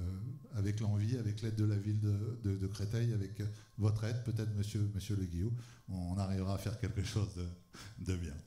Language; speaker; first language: French; native; French